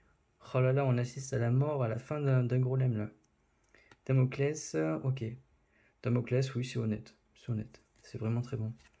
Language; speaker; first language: French; native; French